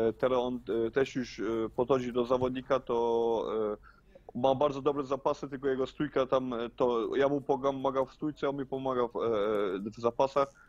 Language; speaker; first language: Polish; early bilingual, heritage; Polish